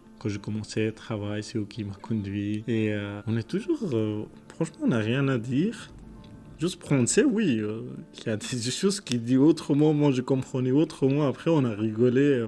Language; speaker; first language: French; non-native, learner; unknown